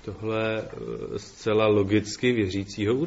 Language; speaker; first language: Czech; native; Czech